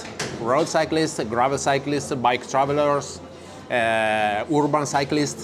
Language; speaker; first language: English; non-native, fluent; Italian